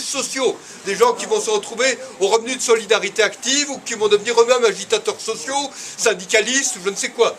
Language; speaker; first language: French; native; French